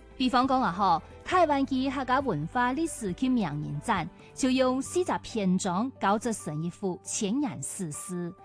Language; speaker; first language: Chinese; non-native, local second language; Cantonese